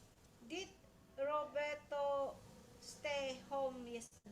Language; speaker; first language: English; non-native, learner; Indonesian